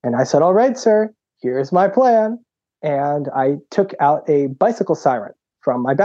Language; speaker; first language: English; native; English